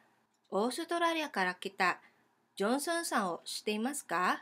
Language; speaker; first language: Japanese; non-native, fluent; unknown